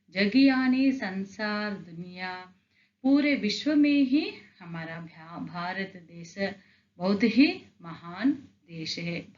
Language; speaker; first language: Hindi; non-native, local second language; Telugu